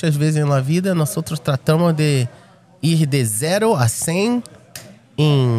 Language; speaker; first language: Spanish; non-native, fluent; Portuguese